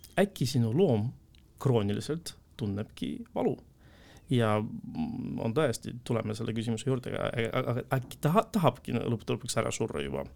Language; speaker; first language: Estonian; non-native, local second language; Russian